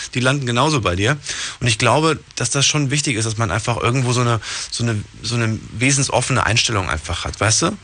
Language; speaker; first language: German; native; German